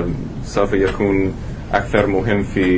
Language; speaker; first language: Arabic; non-native, learner; English